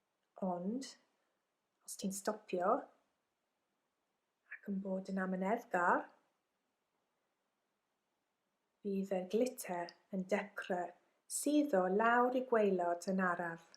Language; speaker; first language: Welsh; non-native, local second language; English